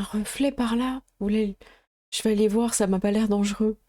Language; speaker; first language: French; native; French